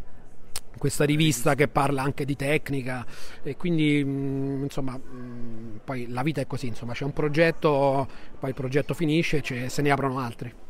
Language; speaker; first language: Italian; native; Italian